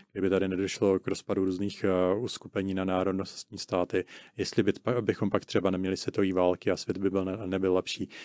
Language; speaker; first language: Czech; native; Czech